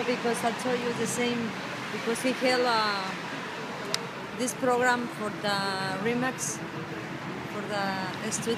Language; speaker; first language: English; non-native, learner; Spanish